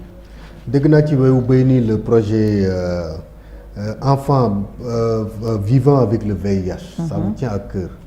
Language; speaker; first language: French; non-native, local second language; Wolof